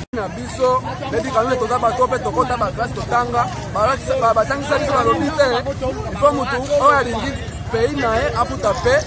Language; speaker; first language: Lingala; native; Lingala